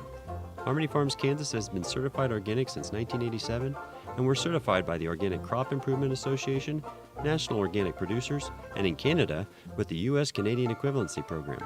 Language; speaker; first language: English; native; English